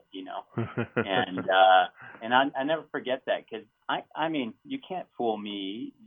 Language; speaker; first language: English; native; English